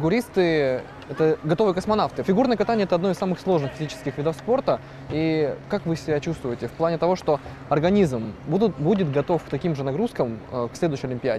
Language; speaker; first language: Russian; native; Russian